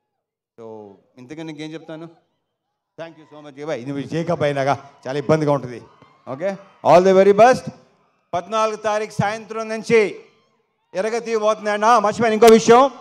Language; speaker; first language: Telugu; native; Telugu